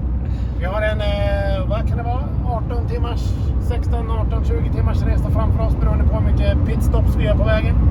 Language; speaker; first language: Swedish; native; Swedish